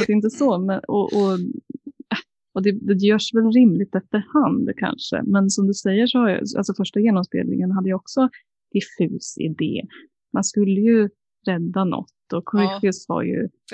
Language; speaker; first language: Swedish; native; Swedish